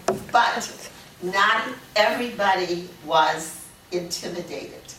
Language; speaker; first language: English; early bilingual, other home language; German